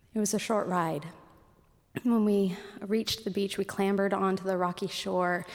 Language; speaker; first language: English; native; English